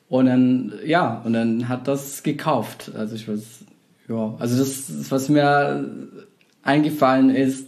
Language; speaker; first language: German; non-native, fluent; Arabic